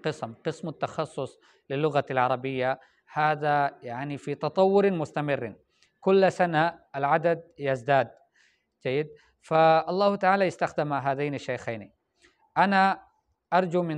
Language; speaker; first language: Arabic; non-native, fluent; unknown